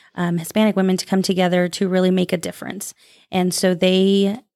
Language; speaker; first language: English; native; English